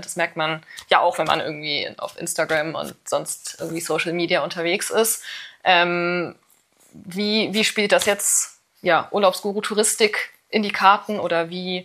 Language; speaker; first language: German; native; German